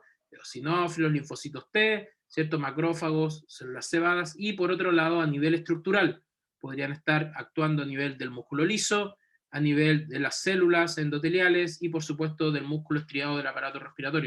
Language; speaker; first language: Spanish; native; Spanish